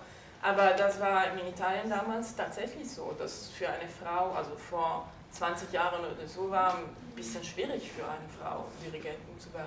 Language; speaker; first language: German; non-native, fluent; Italian